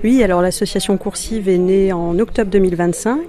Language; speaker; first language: French; native; French